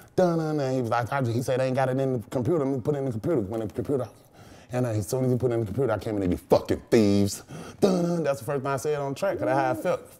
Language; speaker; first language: English; native; English